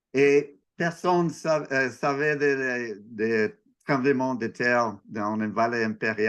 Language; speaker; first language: French; non-native, learner; English